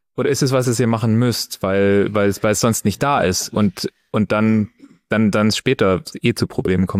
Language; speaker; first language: German; native; German